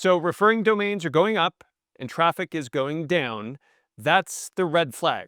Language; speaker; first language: English; native; English